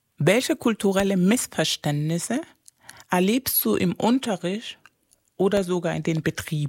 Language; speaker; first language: German; non-native, fluent; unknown